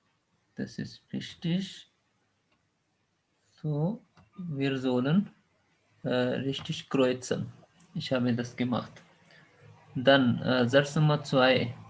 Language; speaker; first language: German; non-native, fluent; Urdu